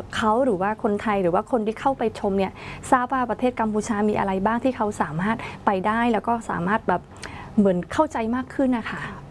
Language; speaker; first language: Thai; non-native, fluent; Khmer